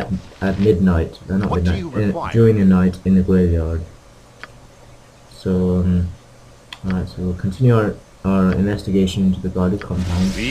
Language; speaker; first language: English; native; English